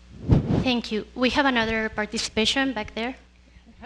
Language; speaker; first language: English; non-native, fluent; Spanish